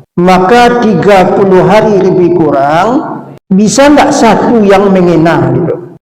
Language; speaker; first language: Malay; non-native, local second language; Minangkabau